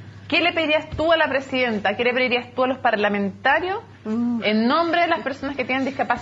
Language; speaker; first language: Spanish; native; Spanish